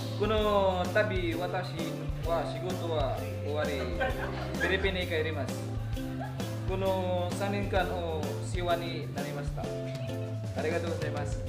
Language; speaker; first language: Japanese; non-native, learner; Filipino